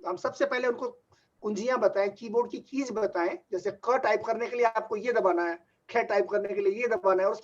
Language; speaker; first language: Hindi; native; Hindi